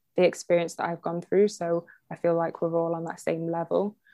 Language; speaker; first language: English; native; English